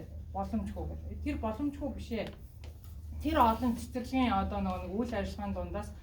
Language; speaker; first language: Mongolian; native; Mongolian